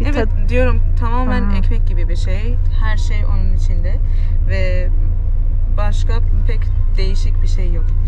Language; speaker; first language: Turkish; non-native, fluent; Persian